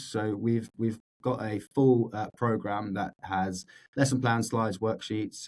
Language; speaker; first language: English; native; English